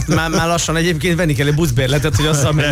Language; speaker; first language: Hungarian; native; Hungarian